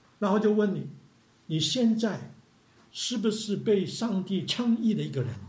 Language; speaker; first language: Chinese; non-native, local second language; Cantonese